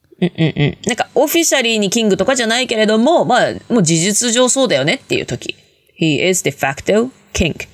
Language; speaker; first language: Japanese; native; Japanese